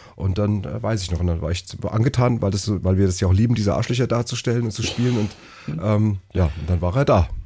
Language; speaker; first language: German; native; German